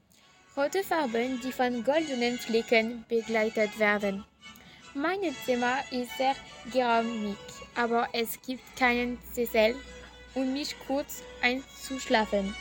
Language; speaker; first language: German; non-native, learner; French